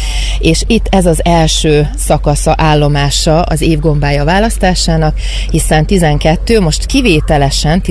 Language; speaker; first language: Hungarian; native; Hungarian